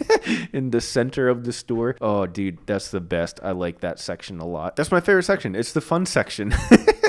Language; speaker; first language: English; native; English